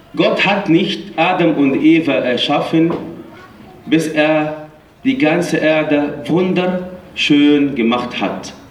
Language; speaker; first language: German; non-native, fluent; Arabic